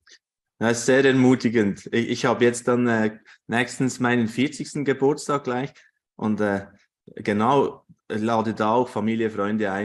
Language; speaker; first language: German; native; German